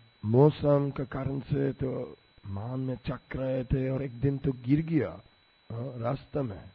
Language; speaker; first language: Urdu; non-native, learner; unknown